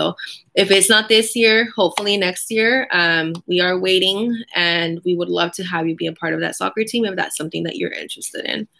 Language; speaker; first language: English; early bilingual, other home language; Spanish